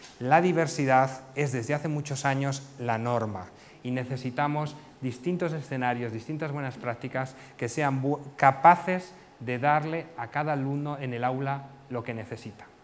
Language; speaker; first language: Spanish; native; Spanish